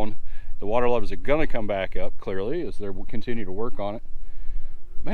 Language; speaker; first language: English; native; English